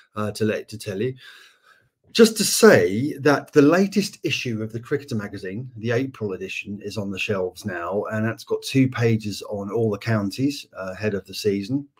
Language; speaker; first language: English; native; English